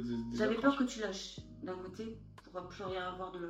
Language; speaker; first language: French; native; French